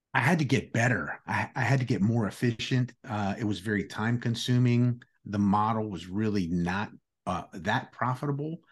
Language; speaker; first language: English; early bilingual, other home language; Greek